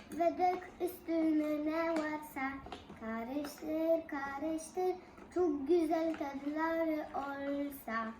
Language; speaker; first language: Turkish; early bilingual, heritage; Turkish